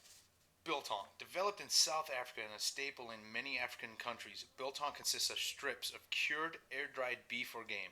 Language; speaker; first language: English; native; English